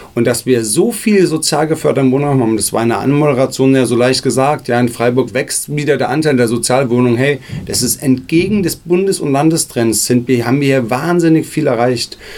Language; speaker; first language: German; native; German